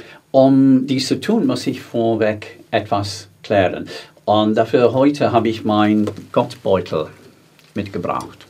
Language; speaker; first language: German; non-native, fluent; English